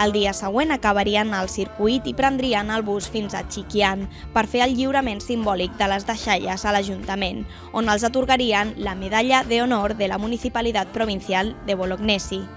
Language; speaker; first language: Catalan; native; Catalan